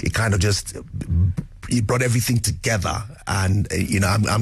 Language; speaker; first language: English; non-native, local second language; Yoruba